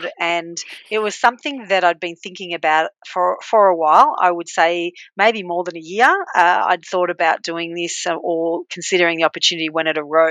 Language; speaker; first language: English; native; English